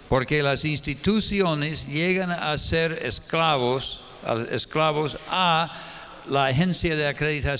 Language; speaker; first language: Spanish; non-native, fluent; English